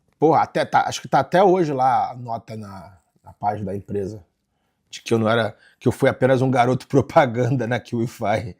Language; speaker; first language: Portuguese; early bilingual, heritage; Portuguese